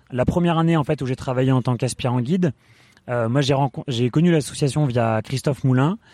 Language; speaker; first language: French; native; French